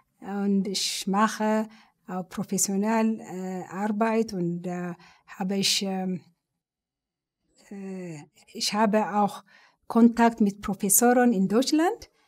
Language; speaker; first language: German; non-native, learner; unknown